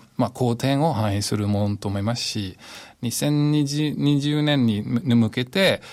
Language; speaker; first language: Japanese; non-native, fluent; English